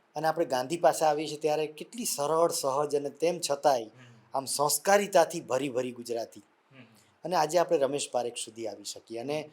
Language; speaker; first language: Gujarati; non-native, local second language; Vasavi